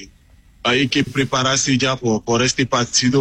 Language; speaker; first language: Spanish; non-native, learner; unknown